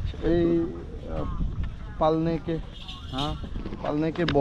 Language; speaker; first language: Hindi; non-native, learner; Bangla